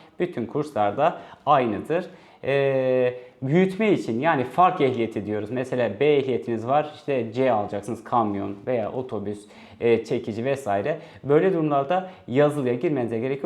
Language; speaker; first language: Turkish; native; Turkish